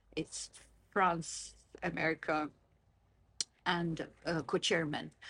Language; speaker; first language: English; non-native, fluent; Azerbaijani